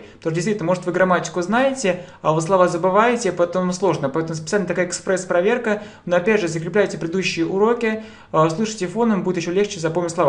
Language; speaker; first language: Russian; native; Russian